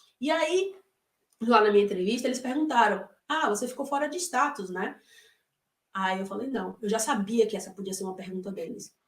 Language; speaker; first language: Portuguese; native; Portuguese